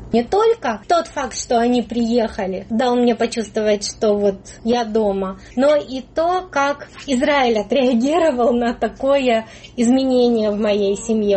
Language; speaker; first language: Russian; native; Russian